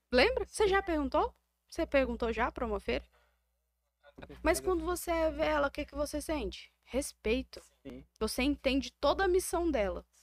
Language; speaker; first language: Portuguese; native; Portuguese